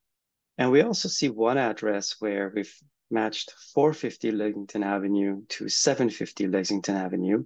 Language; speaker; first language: English; native; English